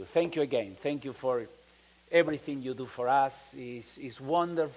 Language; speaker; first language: English; non-native, fluent; Spanish